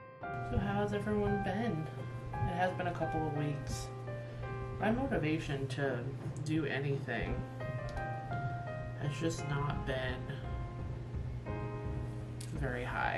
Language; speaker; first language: English; native; English